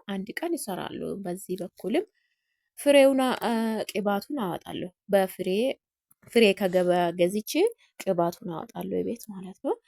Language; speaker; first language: Amharic; non-native, local second language; Oromo